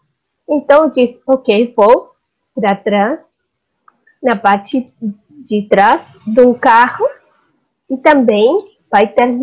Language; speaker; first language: Portuguese; non-native, learner; Spanish